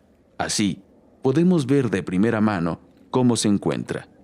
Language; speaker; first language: Spanish; native; Spanish